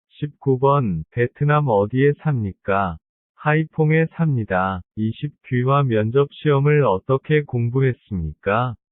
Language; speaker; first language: Korean; non-native, learner; Vietnamese